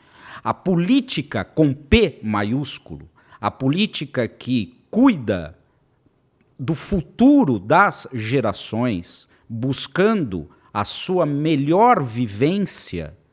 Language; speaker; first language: Portuguese; native; Portuguese